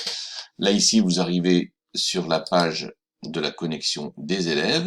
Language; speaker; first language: French; native; French